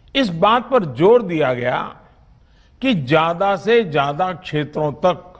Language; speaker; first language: Hindi; non-native, local second language; Gujarati